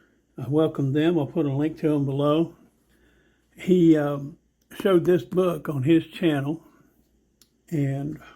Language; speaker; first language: English; native; English